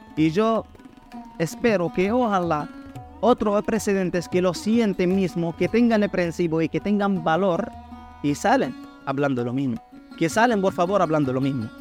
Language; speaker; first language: Spanish; non-native, fluent; Arabic